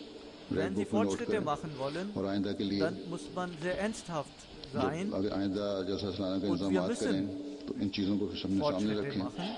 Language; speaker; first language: German; non-native, fluent; Urdu